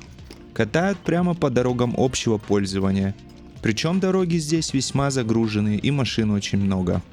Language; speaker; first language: Russian; native; Russian